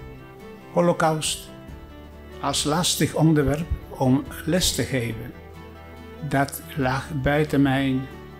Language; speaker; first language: Dutch; non-native, fluent; Polish